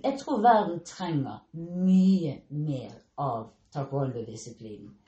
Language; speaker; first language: Norwegian; native; Norwegian